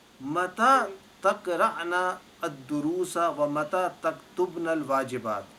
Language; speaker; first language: Arabic; non-native, fluent; Urdu